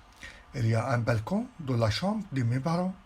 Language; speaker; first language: French; non-native, fluent; Arabic